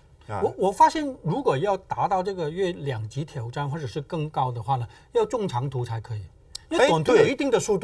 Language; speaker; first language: Chinese; native; Chinese